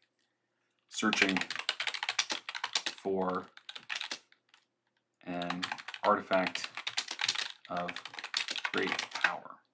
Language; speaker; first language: English; native; English